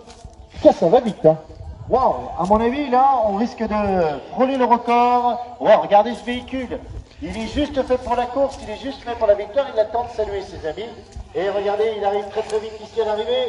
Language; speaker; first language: French; native; French